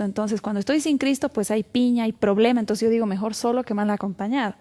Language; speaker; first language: Spanish; native; Spanish